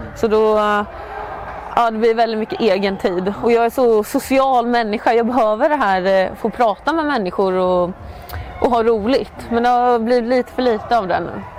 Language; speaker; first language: Swedish; native; Swedish